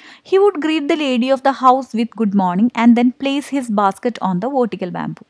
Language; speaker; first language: English; non-native, local second language; Malayalam